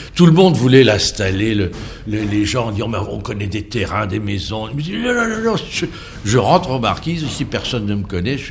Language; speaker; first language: French; native; French